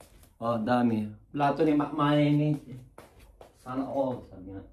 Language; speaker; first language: Filipino; native; Filipino